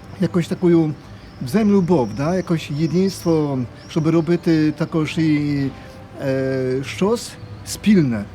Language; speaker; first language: Ukrainian; non-native, fluent; Polish